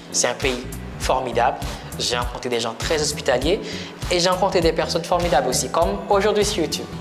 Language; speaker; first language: French; non-native, local second language; Haitian Creole